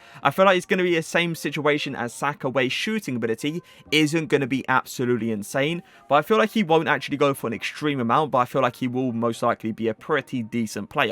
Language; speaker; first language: English; native; English